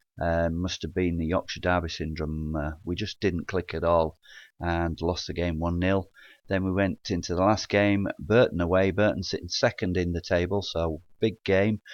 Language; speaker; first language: English; native; English